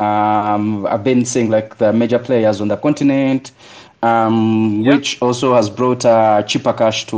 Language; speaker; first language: English; non-native, local second language; Ganda